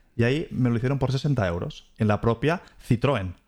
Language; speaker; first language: Spanish; native; Spanish